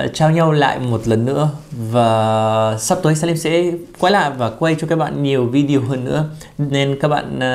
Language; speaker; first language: Vietnamese; non-native, fluent; Arabic